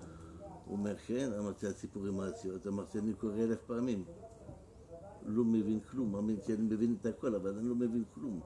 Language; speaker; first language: Hebrew; non-native, fluent; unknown